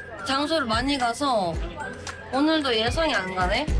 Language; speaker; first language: Korean; native; Korean